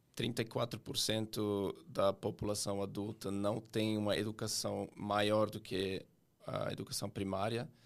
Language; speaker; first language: Portuguese; non-native, fluent; Swiss German